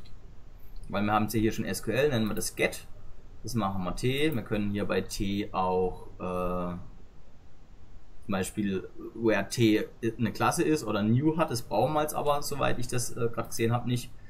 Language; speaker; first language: German; native; German